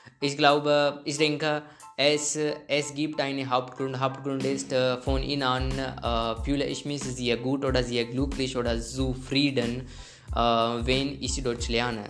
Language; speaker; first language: German; non-native, learner; Hindi